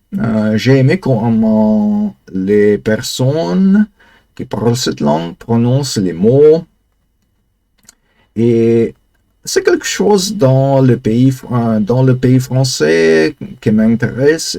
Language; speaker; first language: French; non-native, learner; Slovak